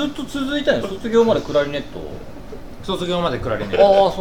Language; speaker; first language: Japanese; native; Japanese